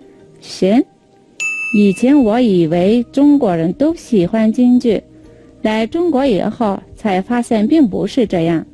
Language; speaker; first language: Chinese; non-native, fluent; Mongolian